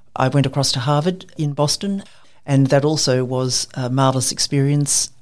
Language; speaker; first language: English; native; English